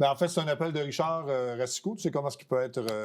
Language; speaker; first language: French; native; French